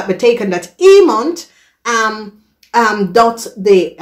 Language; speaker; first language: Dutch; non-native, learner; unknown